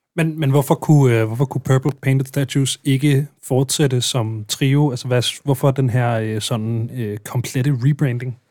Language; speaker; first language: Danish; native; Danish